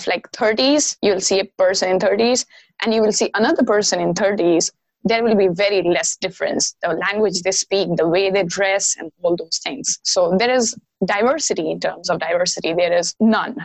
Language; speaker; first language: English; non-native, local second language; Maithili